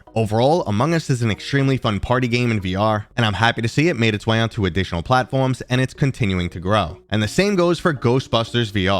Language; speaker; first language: English; native; English